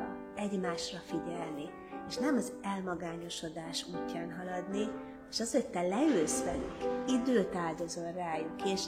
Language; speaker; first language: Hungarian; native; Hungarian